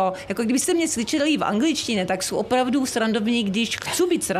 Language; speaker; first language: Czech; early bilingual, heritage; Czech